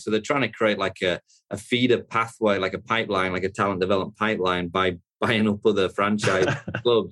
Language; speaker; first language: English; native; English